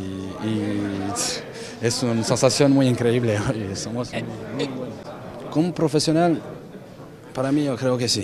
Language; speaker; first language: Spanish; non-native, learner; French